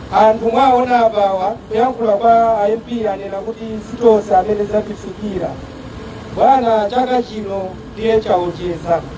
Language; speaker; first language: Nyanja; native; Nyanja